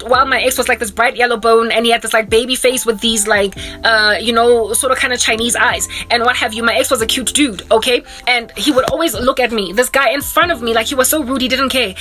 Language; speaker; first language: English; non-native, local second language; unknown